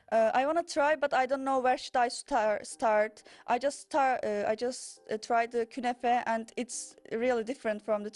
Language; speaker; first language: English; non-native, learner; Turkish